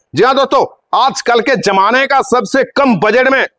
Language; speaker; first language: Hindi; non-native, local second language; Bangla